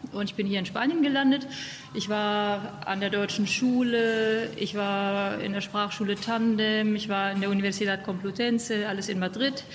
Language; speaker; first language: German; native; German